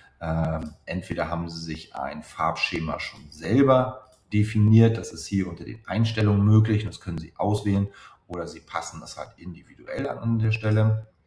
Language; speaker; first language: German; native; German